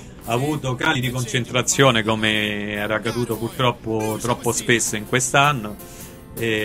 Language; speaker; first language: Italian; native; Italian